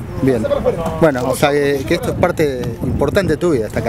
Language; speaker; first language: Spanish; native; Spanish